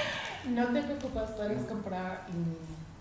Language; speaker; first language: Spanish; non-native, learner; English